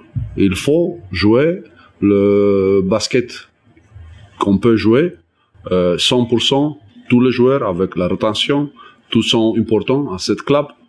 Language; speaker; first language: French; non-native, learner; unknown